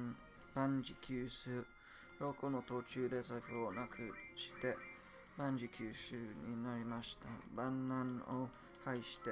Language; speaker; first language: Japanese; non-native, learner; English